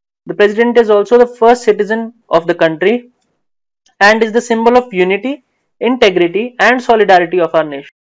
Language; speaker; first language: English; non-native, local second language; Hindi